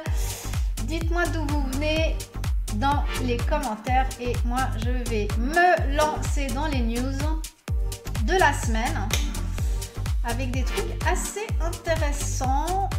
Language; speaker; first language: French; native; French